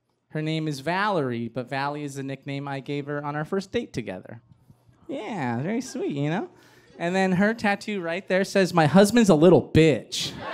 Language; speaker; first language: English; early bilingual, other home language; Spanish